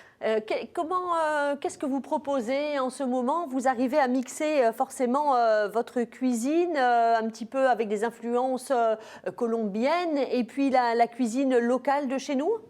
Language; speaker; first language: French; native; French